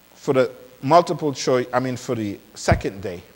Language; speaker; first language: English; non-native, fluent; Spanish